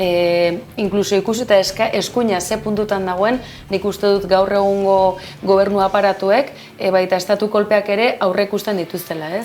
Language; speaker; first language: Basque; native; Basque